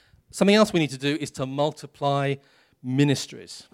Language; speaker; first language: English; native; English